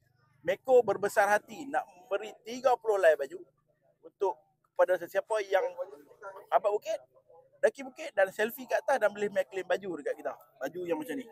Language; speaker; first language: Malay; native; Malay